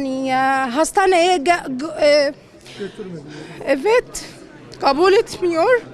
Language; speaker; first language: Turkish; non-native, learner; Arabic